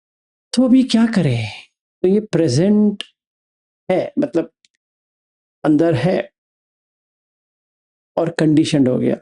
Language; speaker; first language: Hindi; native; Hindi